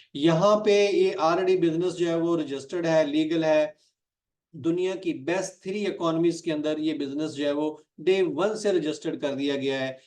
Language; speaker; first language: Urdu; non-native, local second language; Punjabi